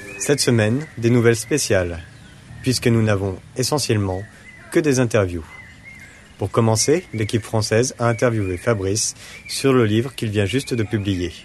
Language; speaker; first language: French; native; French